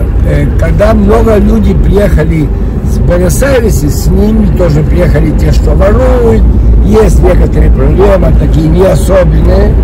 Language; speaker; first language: Russian; early bilingual, heritage; Russian